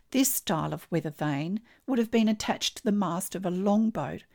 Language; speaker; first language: English; native; English